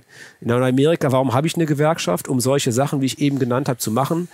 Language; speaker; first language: German; native; German